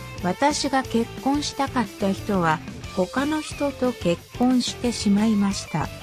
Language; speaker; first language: Japanese; non-native, learner; English